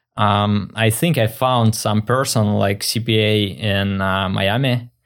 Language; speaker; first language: English; non-native, fluent; Russian